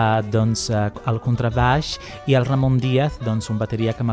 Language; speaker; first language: Catalan; non-native, fluent; Italian